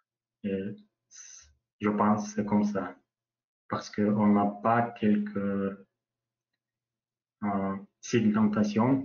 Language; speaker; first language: French; non-native, learner; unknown